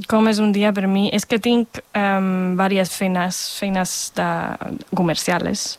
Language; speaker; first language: Catalan; non-native, fluent; German